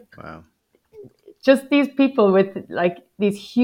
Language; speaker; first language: English; native; English